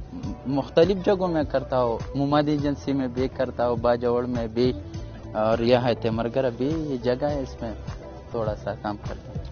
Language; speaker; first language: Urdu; non-native, local second language; Pashto